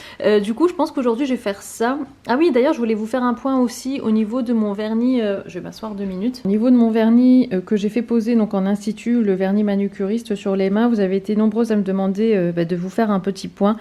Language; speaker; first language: French; native; French